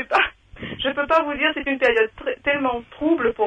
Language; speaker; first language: French; native; French